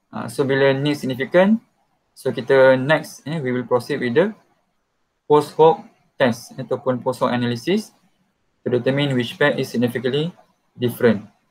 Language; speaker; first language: English; non-native, local second language; Malay